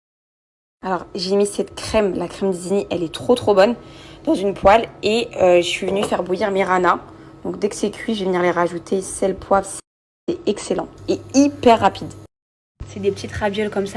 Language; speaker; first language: French; native; French